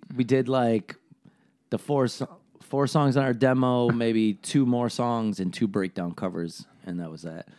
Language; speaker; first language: English; native; English